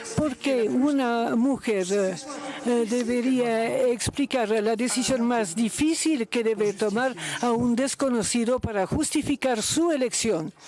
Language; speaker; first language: Spanish; non-native, learner; Luxembourgish